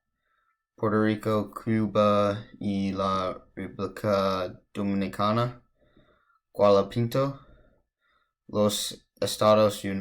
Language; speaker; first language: Spanish; non-native, learner; English